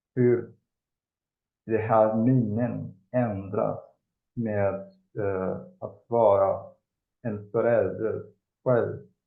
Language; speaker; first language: Swedish; non-native, fluent; Spanish